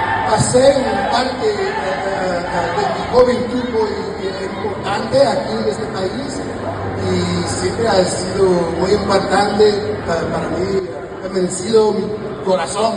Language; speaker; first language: Spanish; non-native, fluent; English